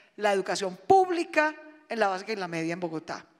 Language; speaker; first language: Spanish; native; Spanish